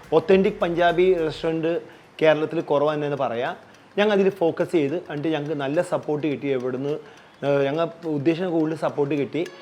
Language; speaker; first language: Malayalam; non-native, local second language; Punjabi